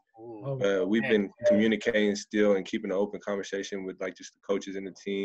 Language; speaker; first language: English; native; English